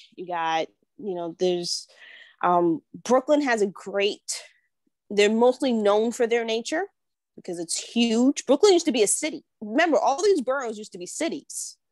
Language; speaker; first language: English; native; English